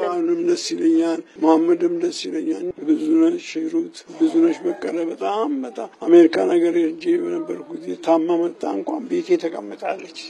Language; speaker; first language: Amharic; non-native, local second language; Oromo